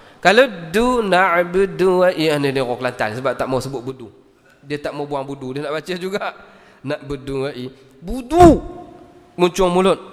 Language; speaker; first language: Malay; native; Malay